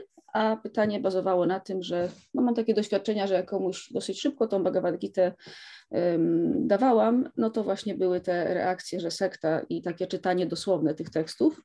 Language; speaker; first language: Polish; native; Polish